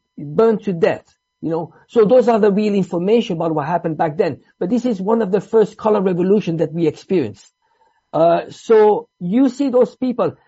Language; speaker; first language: English; non-native, fluent; Italian